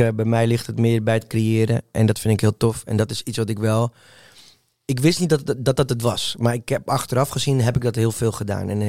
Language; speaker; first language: Dutch; early bilingual, other home language; Spanish